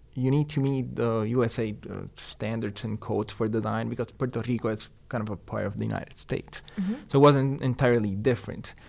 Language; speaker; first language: English; non-native, fluent; Spanish